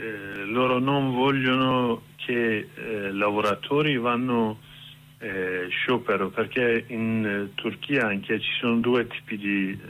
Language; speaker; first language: Italian; non-native, learner; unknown